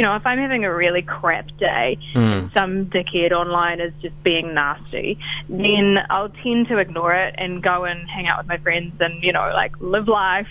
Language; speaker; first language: English; native; English